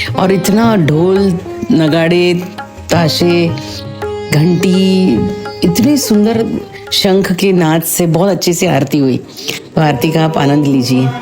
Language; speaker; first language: Hindi; non-native, local second language; Marathi